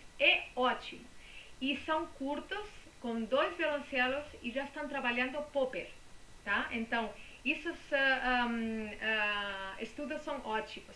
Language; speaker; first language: Portuguese; non-native, fluent; Spanish